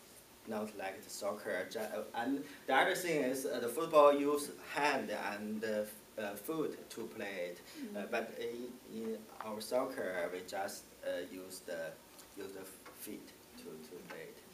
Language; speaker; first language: English; non-native, learner; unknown